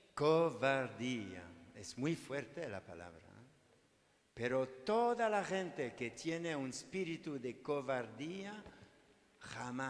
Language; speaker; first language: Spanish; non-native, learner; French